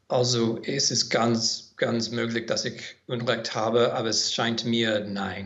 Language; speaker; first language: German; non-native, fluent; English